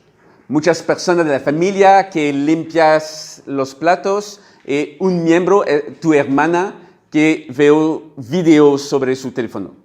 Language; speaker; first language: Spanish; non-native, learner; French